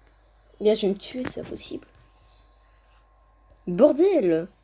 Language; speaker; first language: French; native; French